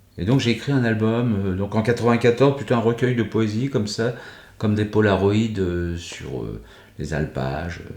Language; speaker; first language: French; native; French